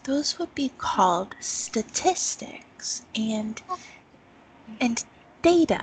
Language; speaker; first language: English; native; English